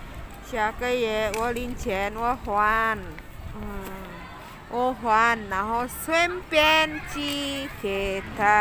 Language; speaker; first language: Chinese; non-native, learner; Javanese